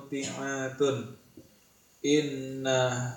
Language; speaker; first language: Arabic; non-native, learner; Indonesian